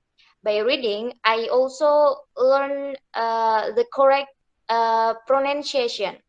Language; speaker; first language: English; non-native, learner; Indonesian